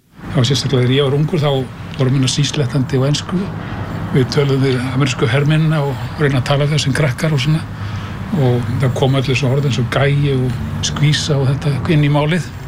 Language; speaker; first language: Icelandic; native; Icelandic